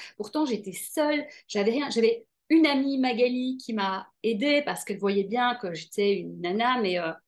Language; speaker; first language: French; native; French